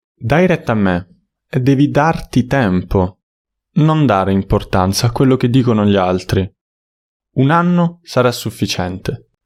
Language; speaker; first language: Italian; native; Italian